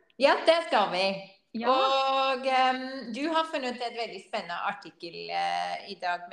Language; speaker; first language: Norwegian; non-native, fluent; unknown